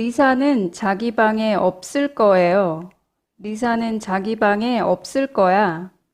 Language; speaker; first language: Korean; non-native, fluent; English